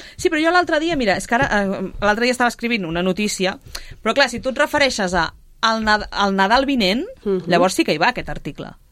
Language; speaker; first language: Catalan; native; Catalan